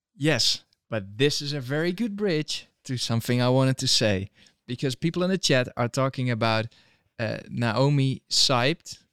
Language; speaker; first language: English; non-native, fluent; Dutch